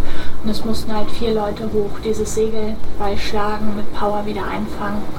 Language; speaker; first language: German; native; German